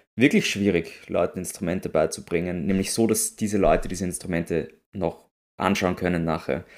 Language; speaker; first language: German; native; German